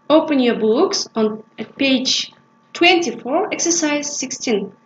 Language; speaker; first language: English; non-native, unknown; Kazakh